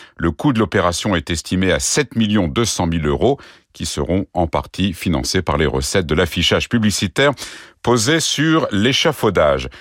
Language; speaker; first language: French; native; French